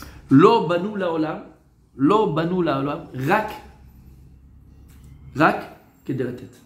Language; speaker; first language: Hebrew; non-native, fluent; French